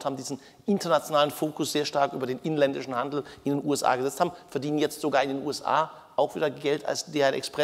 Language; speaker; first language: German; native; German